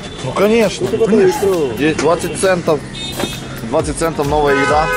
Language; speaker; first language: Russian; native; Russian